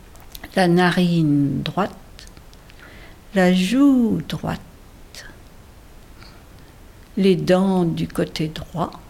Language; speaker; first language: French; native; French